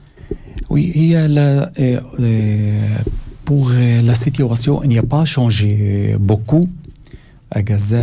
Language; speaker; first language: French; non-native, learner; Arabic